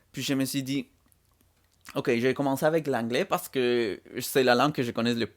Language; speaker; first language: French; non-native, fluent; Spanish